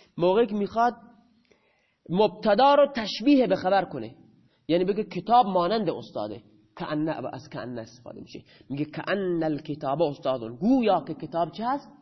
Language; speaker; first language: Persian; non-native, local second language; Baluchi